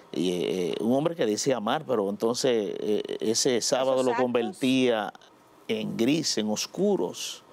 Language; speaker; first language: Spanish; native; Spanish